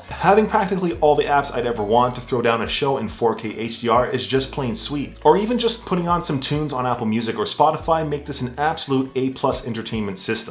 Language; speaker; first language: English; native; English